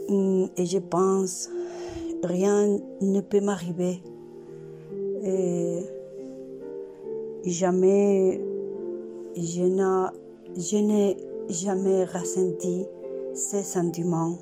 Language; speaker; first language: French; non-native, learner; Spanish